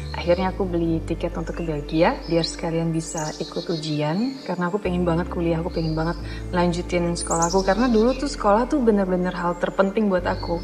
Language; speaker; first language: Indonesian; non-native, fluent; Dutch